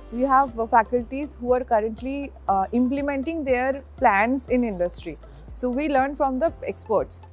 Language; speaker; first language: English; non-native, local second language; Bangla